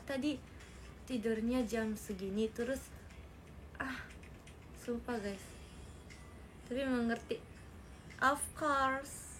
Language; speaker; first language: Indonesian; native; Indonesian